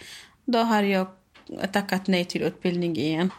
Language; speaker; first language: Swedish; non-native, learner; Arabic